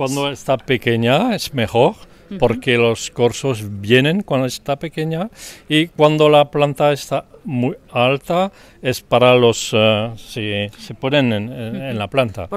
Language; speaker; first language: Spanish; non-native, learner; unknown